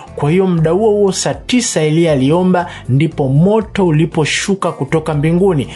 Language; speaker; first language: Swahili; native; Swahili